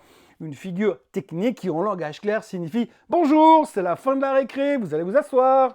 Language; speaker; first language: French; native; French